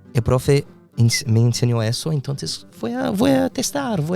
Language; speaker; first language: Spanish; non-native, fluent; English